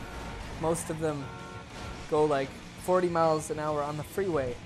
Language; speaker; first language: English; native; English